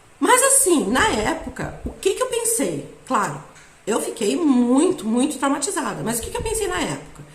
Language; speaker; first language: Portuguese; native; Portuguese